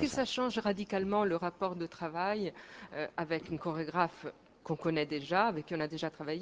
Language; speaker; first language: French; native; French